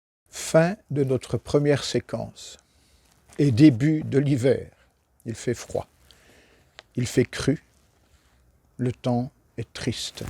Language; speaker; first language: French; native; French